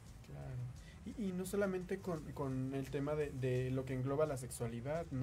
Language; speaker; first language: Spanish; native; Spanish